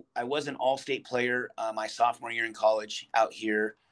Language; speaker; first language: English; native; English